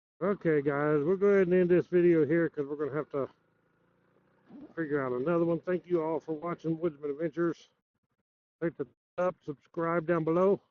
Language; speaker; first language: English; native; English